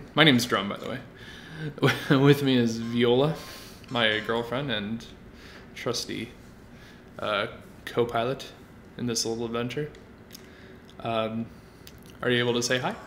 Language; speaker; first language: English; native; English